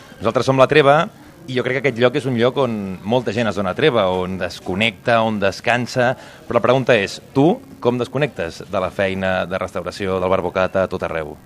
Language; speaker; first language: Catalan; native; Catalan